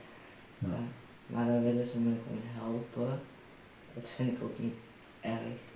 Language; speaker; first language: Dutch; early bilingual, other home language; Chinese